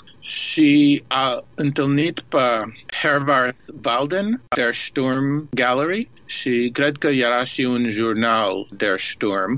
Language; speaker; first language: Romanian; early bilingual, heritage; Romanian